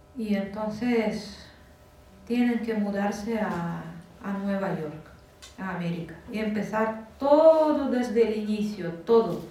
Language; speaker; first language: Spanish; non-native, fluent; Russian